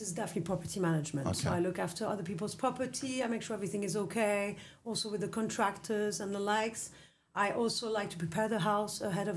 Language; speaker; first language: English; native; English